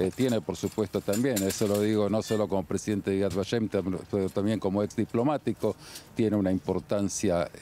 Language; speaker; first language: Spanish; native; Spanish